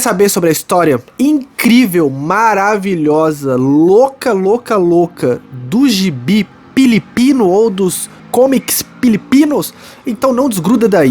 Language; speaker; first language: Portuguese; native; Portuguese